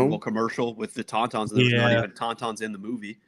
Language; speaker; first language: English; native; English